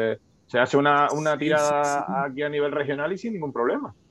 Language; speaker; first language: Spanish; native; Spanish